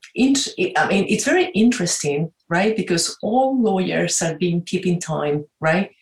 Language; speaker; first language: English; non-native, fluent; Spanish